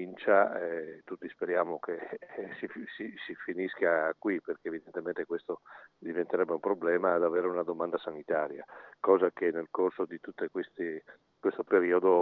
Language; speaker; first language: Italian; native; Italian